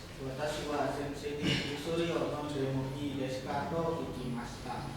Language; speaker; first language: Japanese; non-native, learner; Indonesian